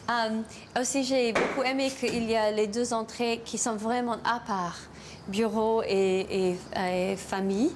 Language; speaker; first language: French; non-native, learner; English